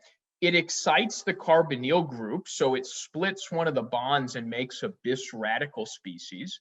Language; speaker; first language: English; native; English